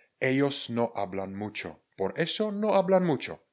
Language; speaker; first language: Spanish; non-native, fluent; Czech